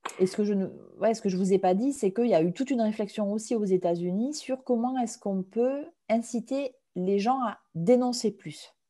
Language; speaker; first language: French; native; French